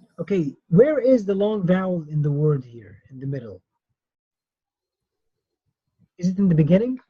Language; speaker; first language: English; non-native, fluent; Arabic